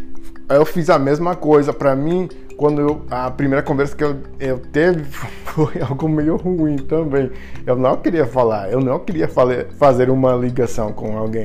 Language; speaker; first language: Portuguese; non-native, fluent; English